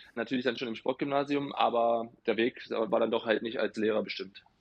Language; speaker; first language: German; native; German